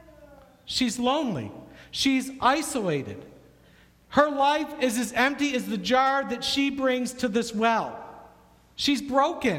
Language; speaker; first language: English; native; English